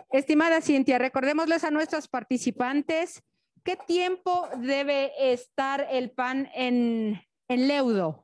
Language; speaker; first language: Spanish; native; Spanish